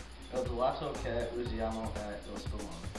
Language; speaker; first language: Italian; non-native, learner; English